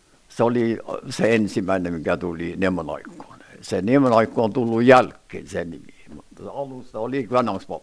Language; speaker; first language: Finnish; early bilingual, heritage; Finnish